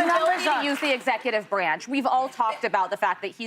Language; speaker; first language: English; native; English